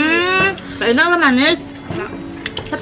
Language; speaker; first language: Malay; non-native, local second language; Javanese